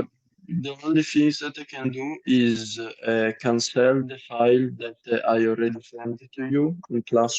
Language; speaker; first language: English; non-native, learner; Italian